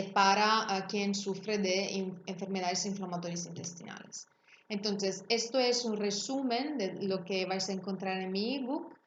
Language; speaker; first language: Spanish; non-native, fluent; Italian